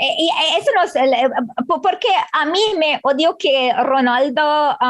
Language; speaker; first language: Spanish; non-native, learner; English